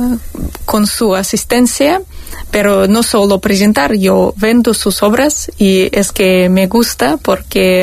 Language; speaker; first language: Spanish; non-native, fluent; Russian